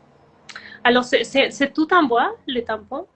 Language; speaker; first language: French; non-native, fluent; Spanish